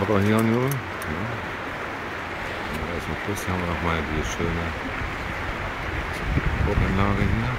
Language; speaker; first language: German; native; German